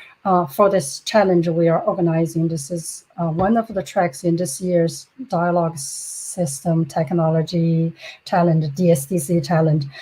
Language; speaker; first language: English; non-native, fluent; Chinese